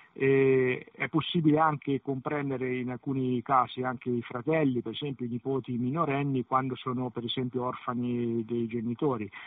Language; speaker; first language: Italian; native; Italian